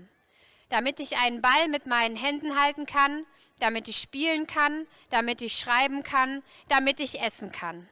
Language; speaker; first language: German; native; German